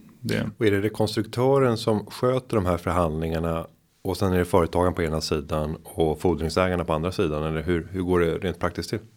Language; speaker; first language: Swedish; native; Swedish